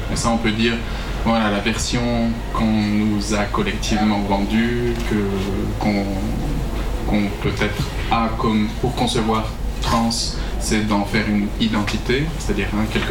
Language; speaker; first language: French; native; French